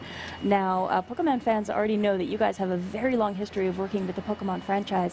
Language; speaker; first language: English; native; English